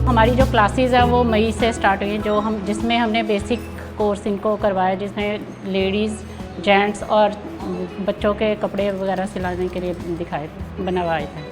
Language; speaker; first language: Hindi; native; Hindi